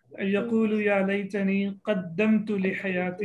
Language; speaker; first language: Arabic; non-native, fluent; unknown